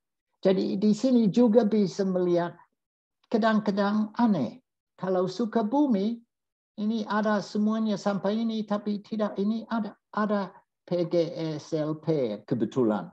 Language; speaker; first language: Indonesian; non-native, fluent; English